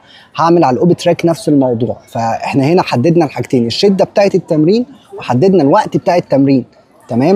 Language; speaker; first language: Arabic; native; Arabic